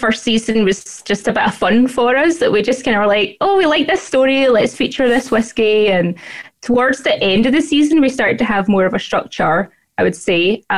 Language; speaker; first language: English; native; English